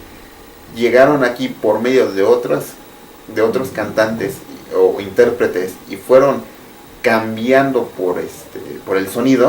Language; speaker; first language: Spanish; native; Spanish